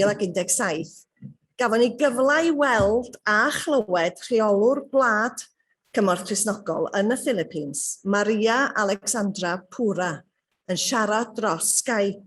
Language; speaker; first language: Welsh; native; Welsh